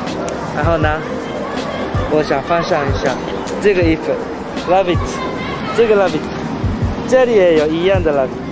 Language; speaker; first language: Chinese; non-native, learner; Japanese